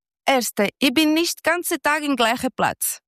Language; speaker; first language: German; non-native, learner; Portuguese